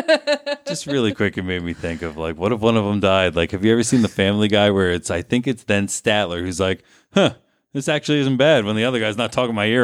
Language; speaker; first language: English; native; English